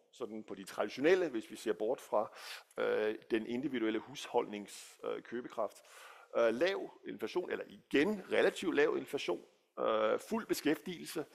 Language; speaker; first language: Danish; native; Danish